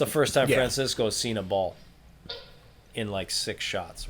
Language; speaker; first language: English; native; English